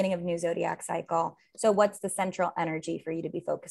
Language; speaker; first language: English; native; English